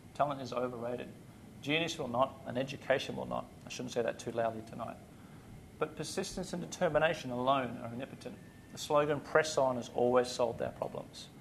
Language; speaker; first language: English; native; English